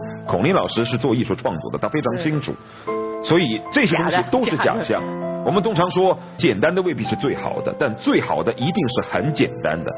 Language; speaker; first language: Chinese; native; Chinese